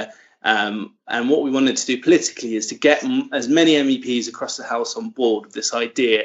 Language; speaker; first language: English; native; English